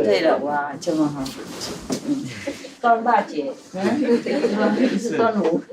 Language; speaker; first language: Chinese; non-native, fluent; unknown